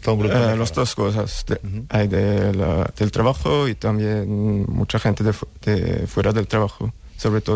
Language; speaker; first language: Spanish; non-native, fluent; German